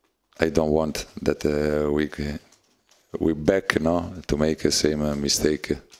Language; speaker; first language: English; non-native, learner; Italian